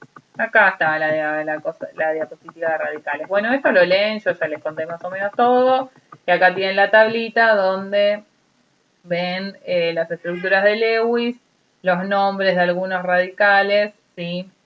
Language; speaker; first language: Spanish; native; Spanish